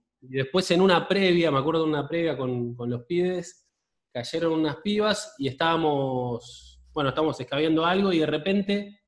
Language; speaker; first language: Spanish; native; Spanish